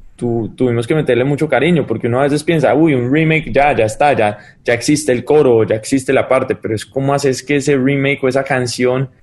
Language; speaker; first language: Spanish; early bilingual, heritage; Spanish